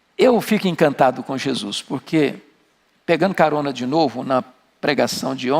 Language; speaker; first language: Portuguese; native; Portuguese